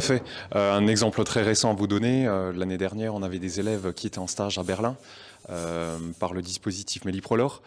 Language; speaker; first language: French; native; French